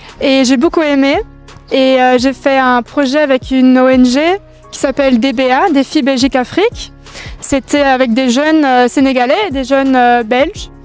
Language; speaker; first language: French; early bilingual, other home language; German